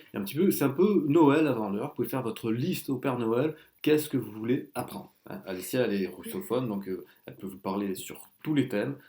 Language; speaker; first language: French; native; French